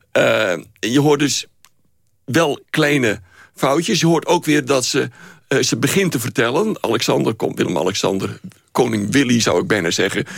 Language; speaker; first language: Dutch; native; Dutch